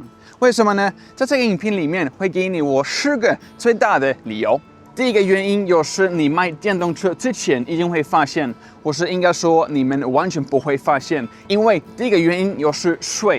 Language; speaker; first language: Chinese; non-native, fluent; Swedish